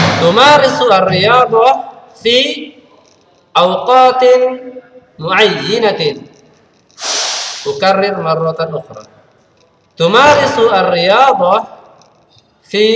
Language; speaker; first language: Arabic; non-native, fluent; Indonesian